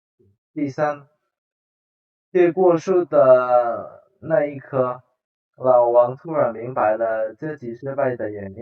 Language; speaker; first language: Chinese; non-native, fluent; Indonesian